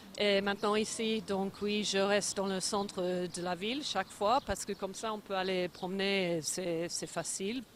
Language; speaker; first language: French; non-native, fluent; English